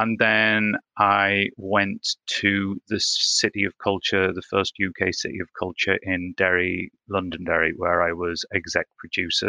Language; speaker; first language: English; native; English